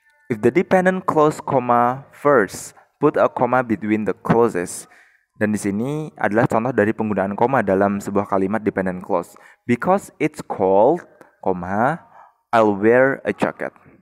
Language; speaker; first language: English; non-native, fluent; Indonesian